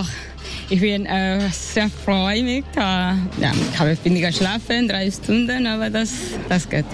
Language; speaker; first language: German; non-native, learner; Spanish